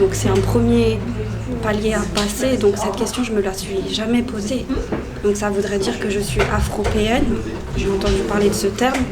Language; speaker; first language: French; early bilingual, other home language; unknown